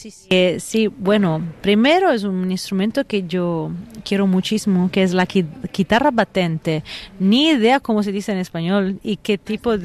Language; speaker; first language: Spanish; non-native, fluent; Italian